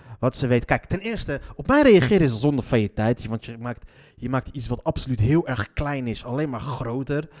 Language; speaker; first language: Dutch; early bilingual, other home language; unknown